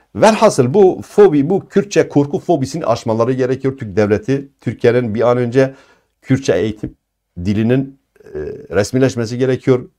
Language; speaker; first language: Turkish; non-native, local second language; Kurdish